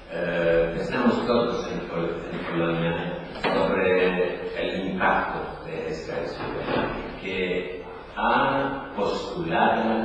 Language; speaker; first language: Spanish; non-native, learner; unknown